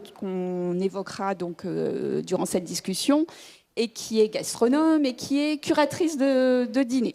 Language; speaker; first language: French; native; French